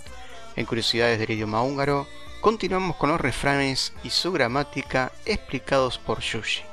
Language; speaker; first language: Spanish; native; Spanish